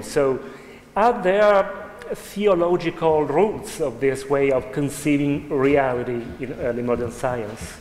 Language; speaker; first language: English; non-native, fluent; Italian